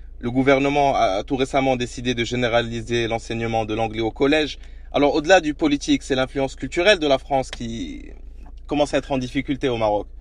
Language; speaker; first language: French; non-native, local second language; Arabic